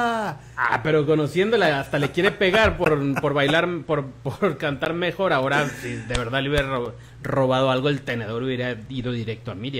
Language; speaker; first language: Spanish; native; Spanish